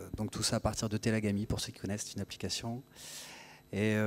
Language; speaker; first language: French; native; French